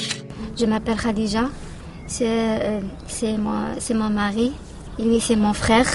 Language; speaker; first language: French; non-native, local second language; Arabic